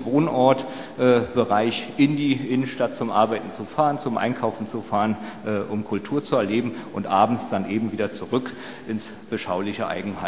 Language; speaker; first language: German; native; German